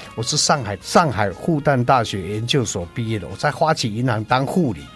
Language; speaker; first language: Chinese; native; Chinese